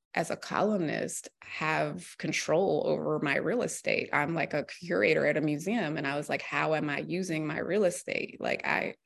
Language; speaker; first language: English; native; English